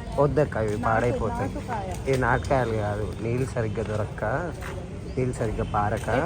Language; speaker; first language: Telugu; non-native, local second language; Lambadi